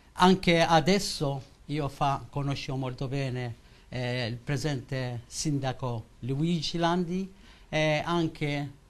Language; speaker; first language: Italian; non-native, learner; Maltese